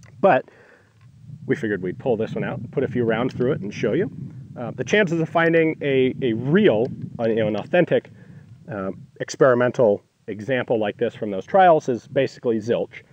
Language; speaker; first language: English; native; English